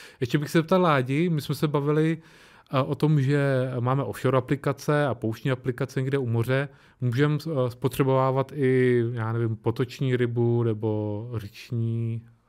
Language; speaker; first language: Czech; native; Czech